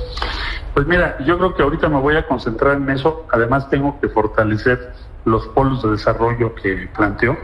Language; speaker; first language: Spanish; native; Spanish